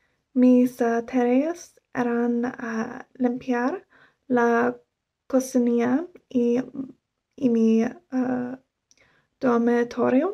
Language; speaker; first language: Spanish; non-native, learner; English